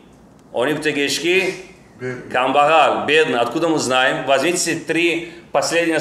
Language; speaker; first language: Russian; non-native, local second language; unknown